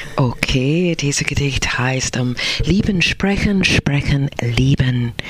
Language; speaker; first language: German; non-native, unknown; English